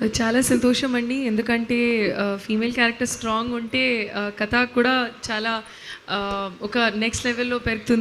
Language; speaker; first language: Telugu; non-native, learner; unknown